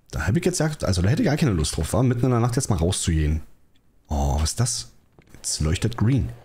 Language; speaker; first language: German; native; German